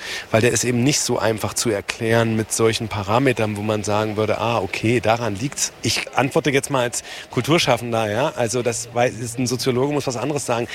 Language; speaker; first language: German; native; German